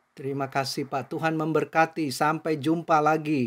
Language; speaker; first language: Indonesian; native; Indonesian